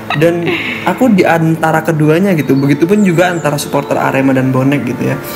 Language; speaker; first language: Indonesian; native; Indonesian